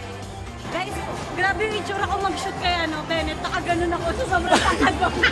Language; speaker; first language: Filipino; native; Filipino